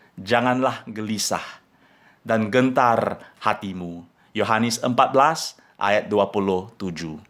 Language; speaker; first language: Indonesian; non-native, fluent; English